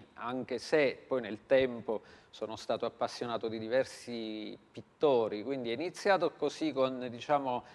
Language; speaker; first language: Italian; native; Italian